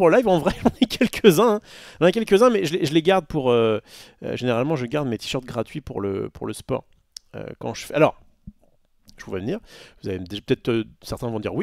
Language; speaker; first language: French; native; French